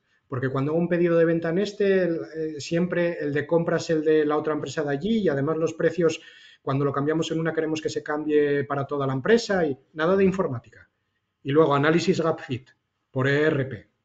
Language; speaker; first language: Spanish; native; Spanish